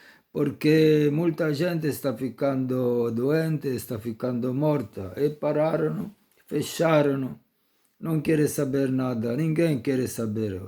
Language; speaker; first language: Portuguese; non-native, fluent; Italian